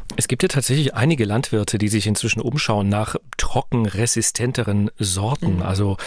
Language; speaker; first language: German; native; German